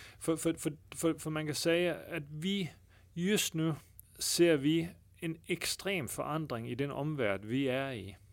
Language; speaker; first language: Danish; native; Danish